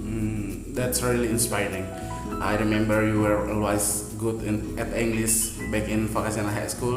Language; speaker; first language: English; non-native, fluent; Indonesian